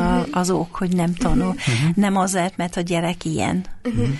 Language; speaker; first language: Hungarian; non-native, fluent; English